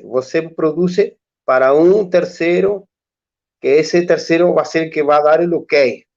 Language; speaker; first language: Portuguese; non-native, learner; Spanish